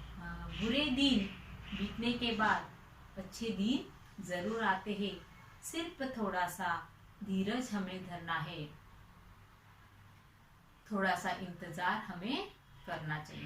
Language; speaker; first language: Hindi; non-native, local second language; Marathi